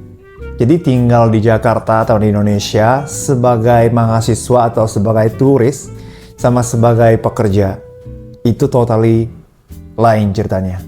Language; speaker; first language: Indonesian; non-native, fluent; Japanese